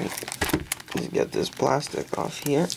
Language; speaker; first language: English; native; English